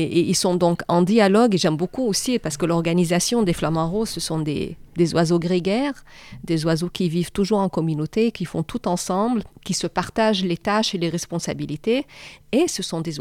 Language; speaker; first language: French; non-native, fluent; Arabic